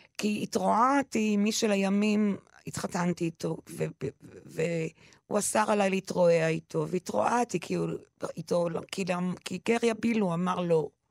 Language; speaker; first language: Hebrew; non-native, local second language; French